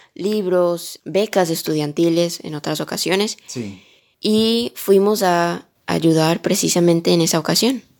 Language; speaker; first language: Spanish; early bilingual, heritage; Spanish